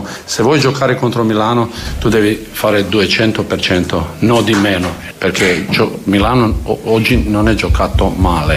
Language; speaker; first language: Italian; non-native, fluent; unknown